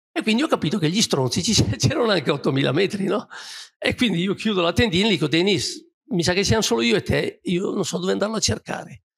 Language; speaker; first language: Italian; native; Italian